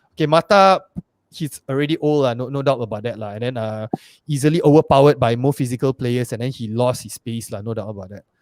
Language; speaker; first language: English; non-native, local second language; Malay